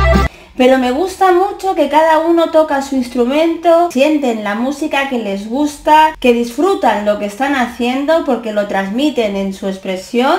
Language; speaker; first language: Spanish; native; Spanish